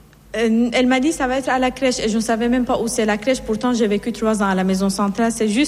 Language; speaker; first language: French; non-native, fluent; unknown